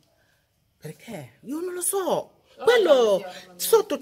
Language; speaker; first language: Italian; non-native, learner; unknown